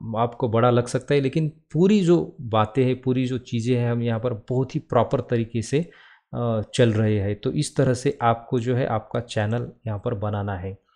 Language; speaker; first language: Hindi; non-native, local second language; Marathi